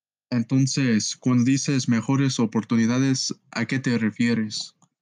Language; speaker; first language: Spanish; early bilingual, heritage; Spanish